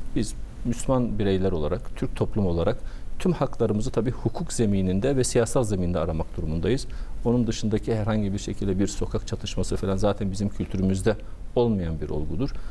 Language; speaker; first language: Turkish; early bilingual, heritage; Turkish